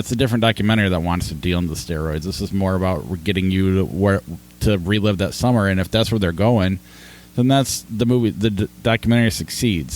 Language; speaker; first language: English; native; English